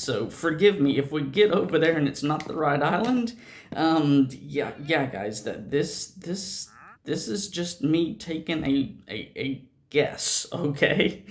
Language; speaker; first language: English; native; English